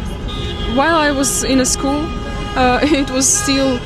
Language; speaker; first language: English; non-native, fluent; Ukrainian